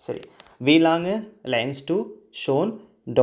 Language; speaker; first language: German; non-native, learner; Tamil